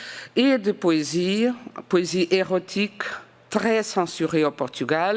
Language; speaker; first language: French; non-native, fluent; Portuguese